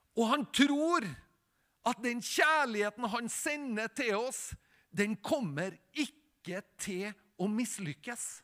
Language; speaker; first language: Norwegian; native; Norwegian